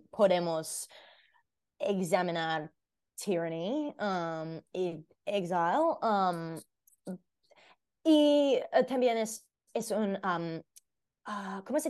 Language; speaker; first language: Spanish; non-native, learner; English